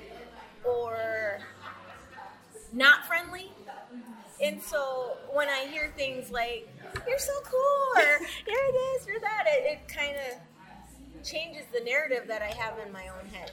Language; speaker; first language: English; native; English